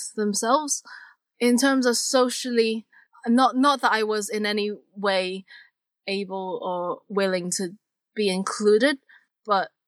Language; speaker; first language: English; non-native, local second language; Cantonese